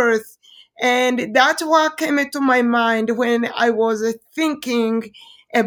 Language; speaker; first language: English; non-native, local second language; Kinyarwanda